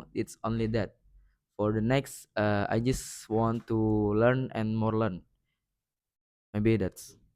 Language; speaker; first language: English; non-native, learner; Indonesian